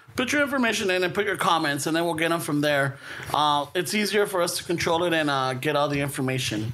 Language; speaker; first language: English; early bilingual, other home language; Spanish